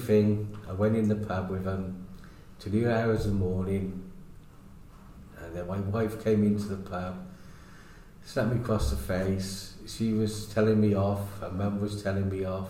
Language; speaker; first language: English; native; English